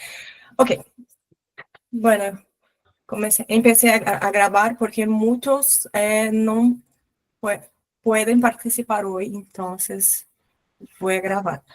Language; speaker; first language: Spanish; non-native, learner; Portuguese